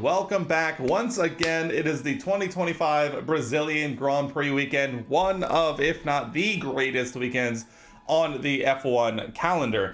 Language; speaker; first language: English; native; English